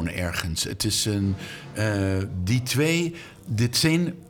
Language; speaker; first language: Dutch; non-native, learner; English